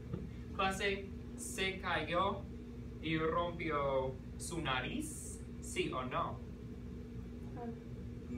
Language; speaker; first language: Spanish; non-native, fluent; English